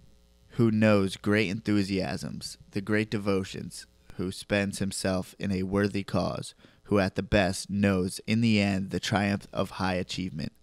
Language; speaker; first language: English; native; English